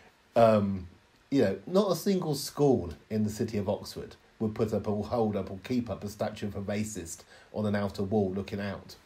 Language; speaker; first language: English; native; English